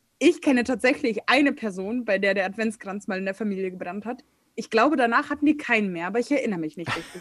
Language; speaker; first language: German; native; German